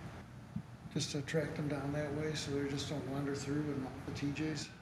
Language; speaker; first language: English; native; English